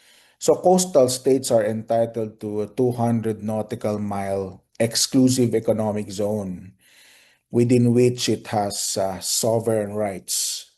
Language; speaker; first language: English; non-native, local second language; Filipino